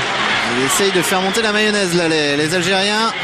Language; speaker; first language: French; native; French